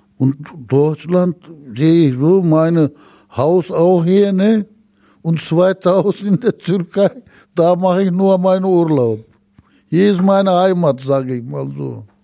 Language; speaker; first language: German; non-native, learner; Turkish